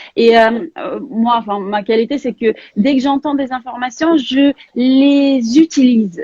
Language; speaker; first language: French; non-native, fluent; Russian